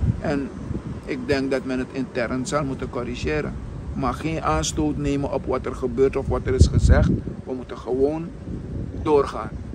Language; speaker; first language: Dutch; native; Dutch